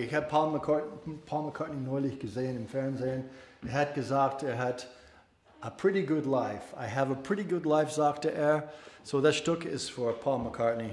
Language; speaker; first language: German; non-native, learner; English